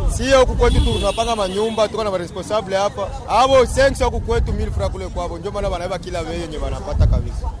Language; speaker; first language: Swahili; non-native, local second language; Rundi